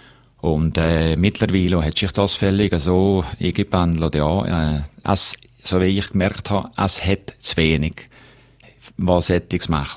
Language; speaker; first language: German; native; German